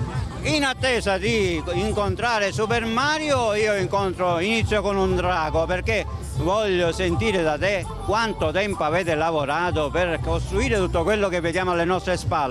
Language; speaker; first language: Italian; native; Italian